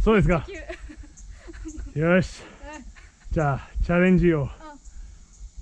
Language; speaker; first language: Japanese; non-native, fluent; English